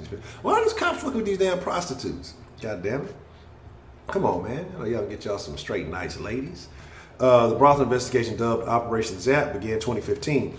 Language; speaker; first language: English; native; English